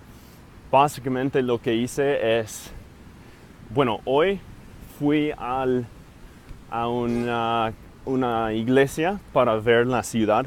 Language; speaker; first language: Spanish; non-native, fluent; English